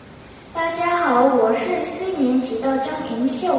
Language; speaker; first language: Chinese; non-native, learner; Korean